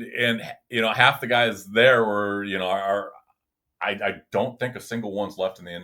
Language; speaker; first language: English; native; English